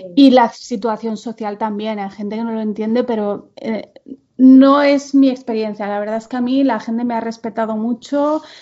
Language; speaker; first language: Spanish; non-native, local second language; Catalan